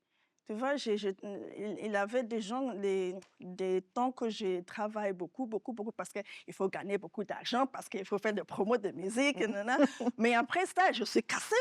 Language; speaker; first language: French; non-native, fluent; Yoruba